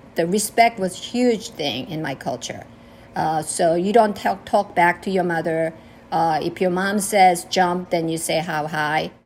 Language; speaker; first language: English; early bilingual, other home language; Korean